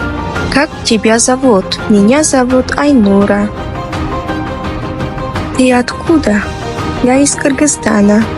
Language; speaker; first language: Russian; non-native, local second language; Kyrgyz